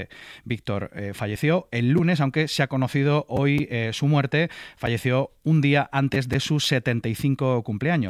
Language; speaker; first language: Spanish; native; Spanish